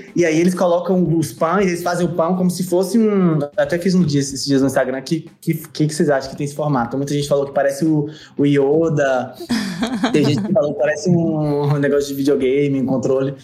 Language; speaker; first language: Portuguese; native; Portuguese